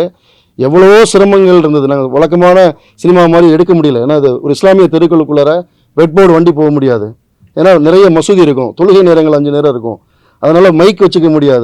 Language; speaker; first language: Tamil; native; Tamil